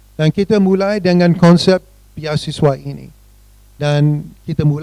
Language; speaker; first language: Indonesian; non-native, fluent; English